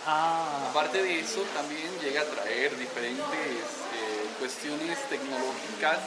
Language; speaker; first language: Spanish; native; Spanish